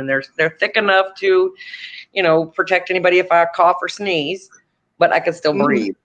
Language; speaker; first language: English; native; English